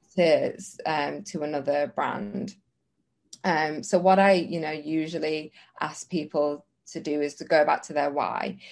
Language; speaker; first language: English; native; English